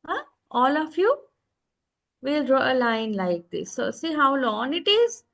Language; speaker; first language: English; non-native, local second language; Sinhala